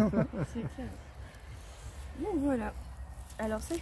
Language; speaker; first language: French; native; French